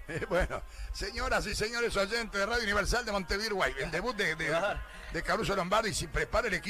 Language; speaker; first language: Spanish; native; Spanish